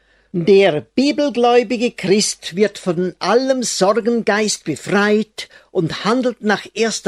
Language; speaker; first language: German; native; German